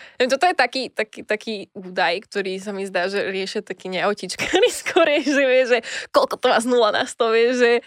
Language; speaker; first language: Slovak; native; Slovak